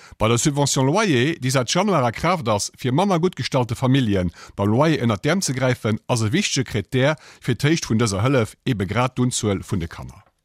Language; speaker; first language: Luxembourgish; native; Luxembourgish